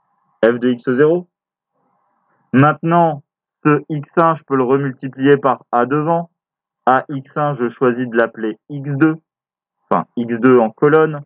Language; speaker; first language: French; native; French